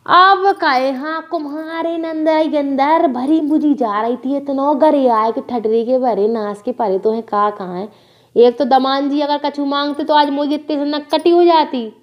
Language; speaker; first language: Hindi; native; Hindi